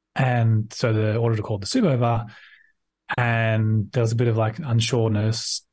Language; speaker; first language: English; native; English